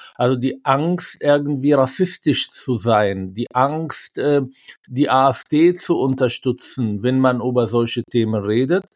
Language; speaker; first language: German; non-native, fluent; Arabic